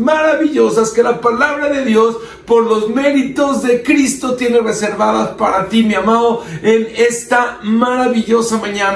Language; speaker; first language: Spanish; native; Spanish